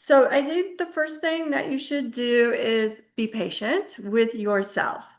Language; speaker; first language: English; native; English